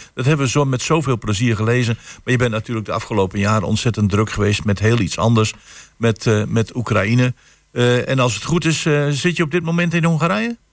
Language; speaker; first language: Dutch; native; Dutch